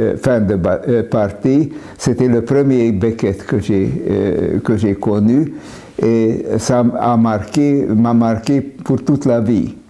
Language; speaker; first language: French; non-native, fluent; Hungarian